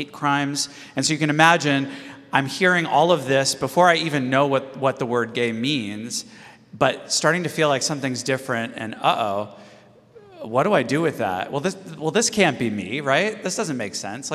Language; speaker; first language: English; native; English